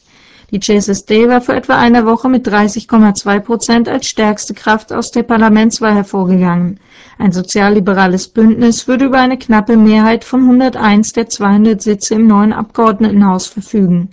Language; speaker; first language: German; native; German